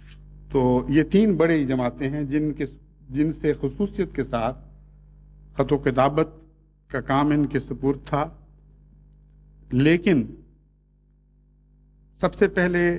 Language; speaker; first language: Urdu; native; Urdu